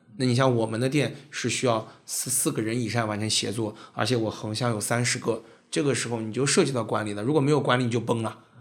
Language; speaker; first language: Chinese; native; Chinese